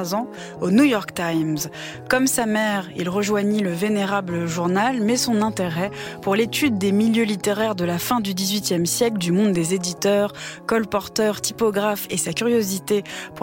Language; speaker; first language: French; native; French